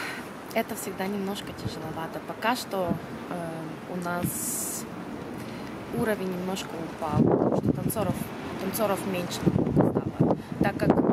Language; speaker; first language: Russian; early bilingual, heritage; Russian